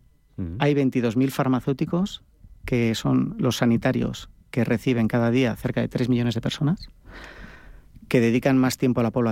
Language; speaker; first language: Spanish; native; Spanish